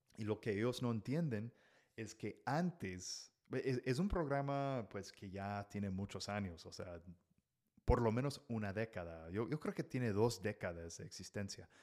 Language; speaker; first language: Spanish; non-native, fluent; English